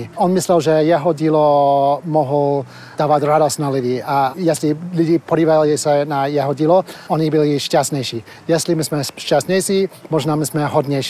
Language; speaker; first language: Czech; early bilingual, heritage; Czech